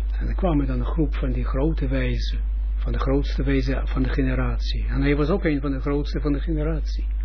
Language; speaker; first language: Dutch; non-native, fluent; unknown